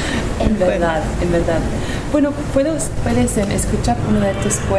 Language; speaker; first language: Spanish; non-native, learner; English